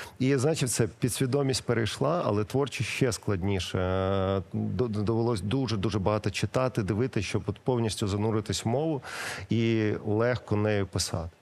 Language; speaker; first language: Ukrainian; non-native, local second language; Russian